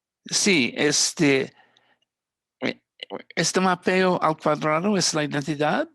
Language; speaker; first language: Spanish; non-native, fluent; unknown